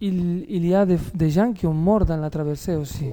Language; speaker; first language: French; non-native, learner; Spanish